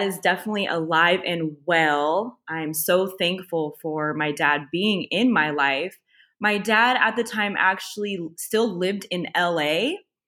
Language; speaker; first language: English; native; English